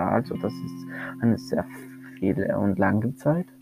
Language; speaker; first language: German; non-native, learner; Spanish